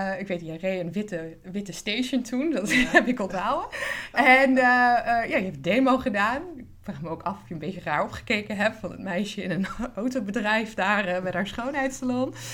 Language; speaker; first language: Dutch; non-native, fluent; English